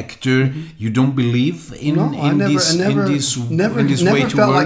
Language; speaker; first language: English; non-native, learner; German